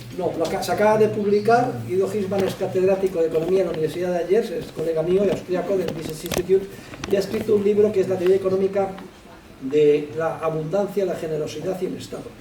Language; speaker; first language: Spanish; native; Spanish